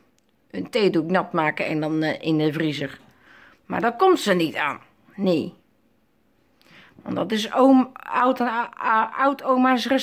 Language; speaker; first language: Dutch; native; Dutch